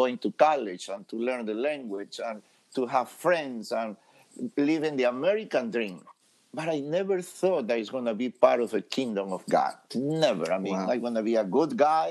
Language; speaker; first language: English; non-native, fluent; Spanish